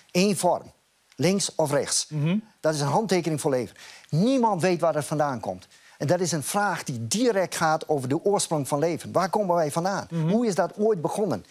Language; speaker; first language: Dutch; native; Dutch